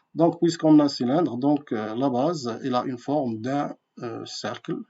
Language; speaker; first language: French; non-native, local second language; Arabic